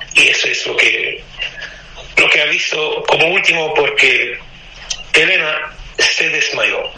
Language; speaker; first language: Spanish; non-native, fluent; Romanian